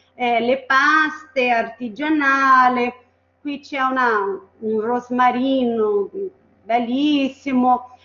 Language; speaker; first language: Italian; non-native, fluent; Portuguese